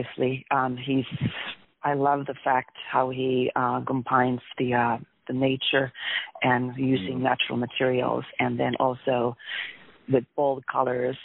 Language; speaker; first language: English; non-native, fluent; Finnish